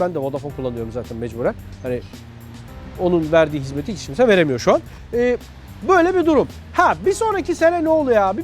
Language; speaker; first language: Turkish; native; Turkish